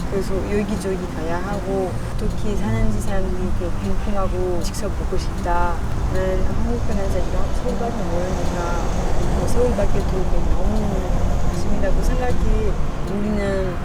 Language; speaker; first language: Korean; non-native, learner; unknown